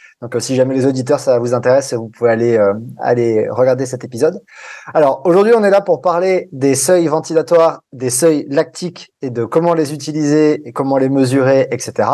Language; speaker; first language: French; native; French